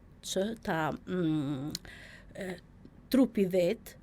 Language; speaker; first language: Albanian; early bilingual, heritage; Albanian